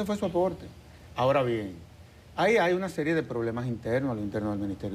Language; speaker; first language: Spanish; native; Spanish